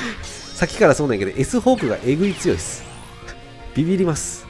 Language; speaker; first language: Japanese; native; Japanese